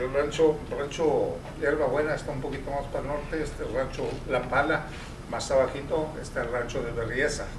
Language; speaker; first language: Spanish; early bilingual, heritage; Spanish